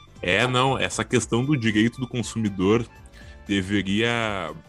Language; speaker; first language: Portuguese; native; Portuguese